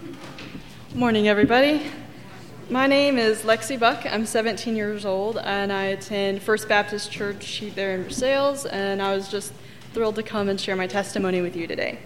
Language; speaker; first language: English; native; English